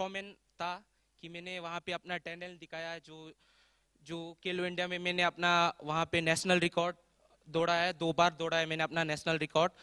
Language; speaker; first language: Hindi; non-native, local second language; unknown